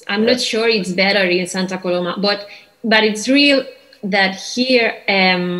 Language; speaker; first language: English; non-native, fluent; Catalan